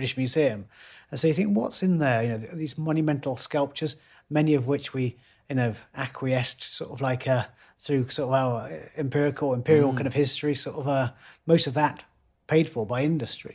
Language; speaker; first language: English; native; English